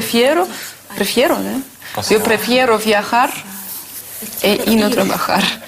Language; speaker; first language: Spanish; non-native, learner; Russian